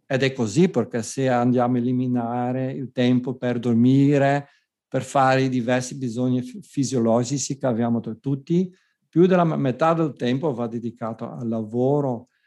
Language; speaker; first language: Italian; non-native, fluent; Dutch